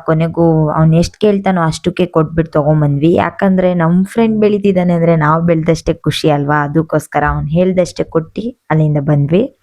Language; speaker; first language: Kannada; non-native, local second language; Lambadi